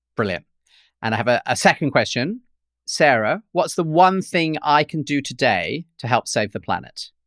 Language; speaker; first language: English; native; English